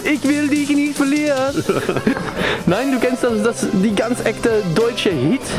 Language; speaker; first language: German; non-native, learner; Dutch